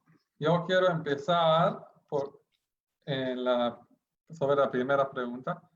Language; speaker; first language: Spanish; non-native, fluent; Hebrew